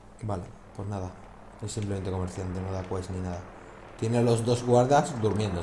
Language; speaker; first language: Spanish; native; Spanish